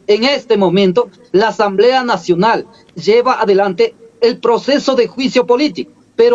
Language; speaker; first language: Spanish; native; Spanish